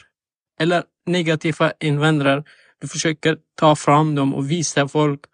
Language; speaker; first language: Swedish; non-native, learner; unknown